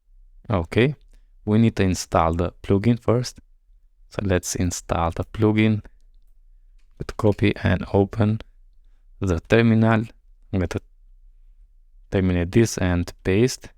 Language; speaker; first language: English; non-native, fluent; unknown